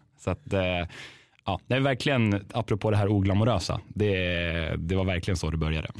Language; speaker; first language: Swedish; native; Swedish